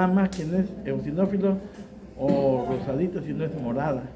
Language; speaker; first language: Spanish; native; Spanish